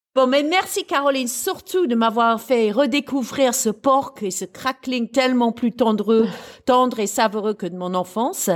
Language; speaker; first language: French; non-native, fluent; English